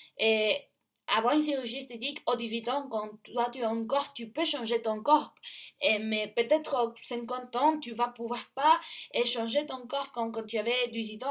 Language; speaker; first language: French; non-native, learner; Spanish